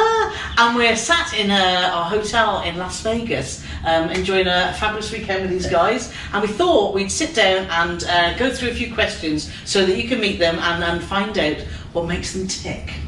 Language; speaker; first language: English; native; English